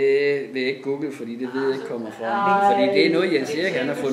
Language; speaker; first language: Danish; native; Danish